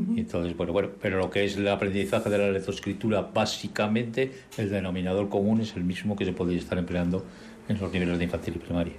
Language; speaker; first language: Spanish; native; Spanish